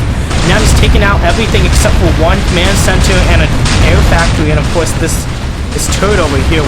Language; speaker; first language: English; native; English